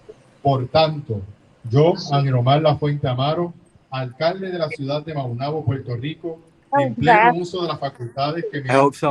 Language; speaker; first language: Spanish; native; Spanish